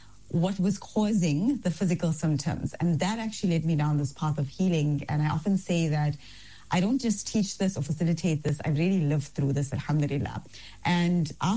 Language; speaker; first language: English; native; English